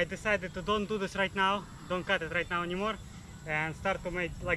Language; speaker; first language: English; non-native, learner; Russian